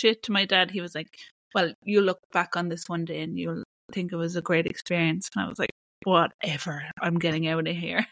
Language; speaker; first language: English; native; English